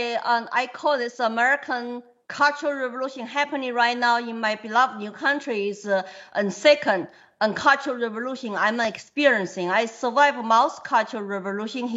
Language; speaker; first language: English; non-native, fluent; Chinese